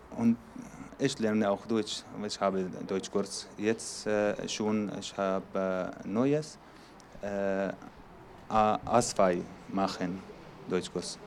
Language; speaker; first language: German; non-native, learner; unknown